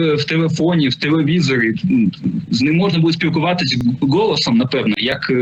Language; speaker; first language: Ukrainian; non-native, local second language; Russian